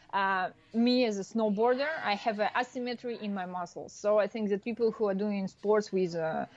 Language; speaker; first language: English; non-native, learner; Russian